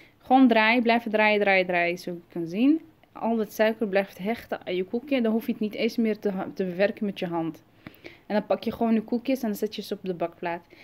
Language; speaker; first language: Dutch; early bilingual, other home language; Arabic